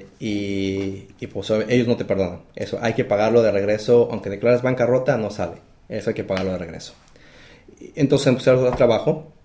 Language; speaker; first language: Spanish; native; Spanish